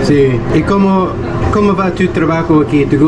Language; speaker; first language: Spanish; non-native, learner; English